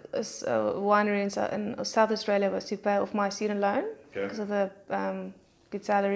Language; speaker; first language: English; non-native, local second language; Afrikaans